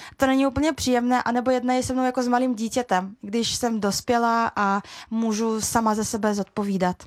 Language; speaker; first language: Czech; early bilingual, other home language; Russian